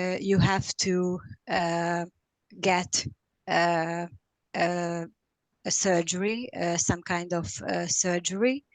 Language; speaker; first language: English; non-native, learner; Hungarian